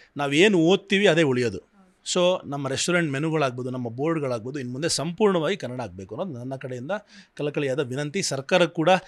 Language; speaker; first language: Kannada; native; Kannada